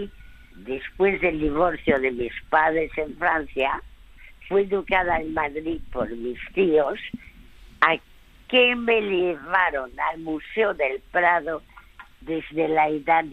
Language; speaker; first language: Spanish; early bilingual, other home language; French